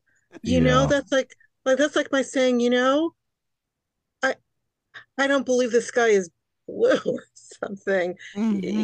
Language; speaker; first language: English; early bilingual, other home language; Hungarian